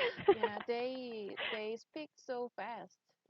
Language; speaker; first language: English; non-native, learner; Korean